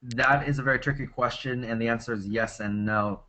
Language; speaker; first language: English; native; English